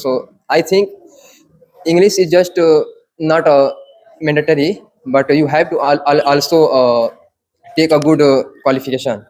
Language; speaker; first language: English; non-native, learner; Hindi